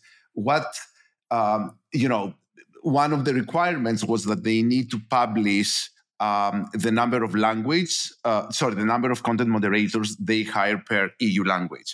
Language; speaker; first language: English; non-native, fluent; Greek